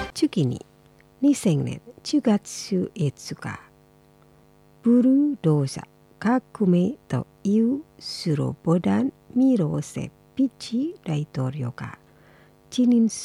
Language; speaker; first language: Japanese; non-native, fluent; Indonesian